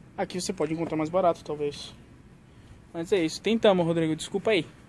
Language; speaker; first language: Portuguese; native; Portuguese